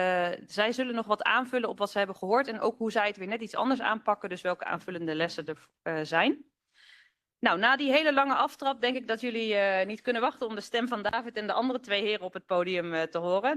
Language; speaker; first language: Dutch; native; Dutch